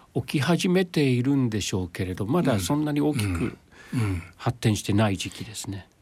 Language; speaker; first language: Japanese; non-native, fluent; English